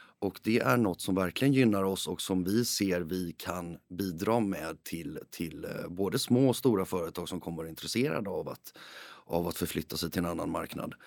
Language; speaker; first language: Swedish; early bilingual, heritage; Swedish